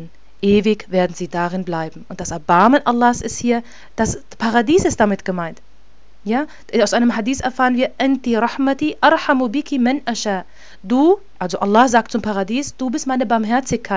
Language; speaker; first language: German; native; German